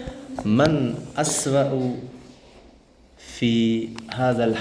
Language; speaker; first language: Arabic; non-native, fluent; Uzbek